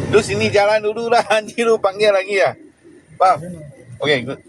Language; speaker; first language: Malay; non-native, local second language; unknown